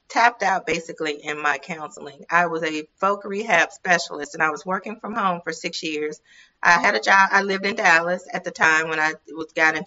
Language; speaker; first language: English; native; English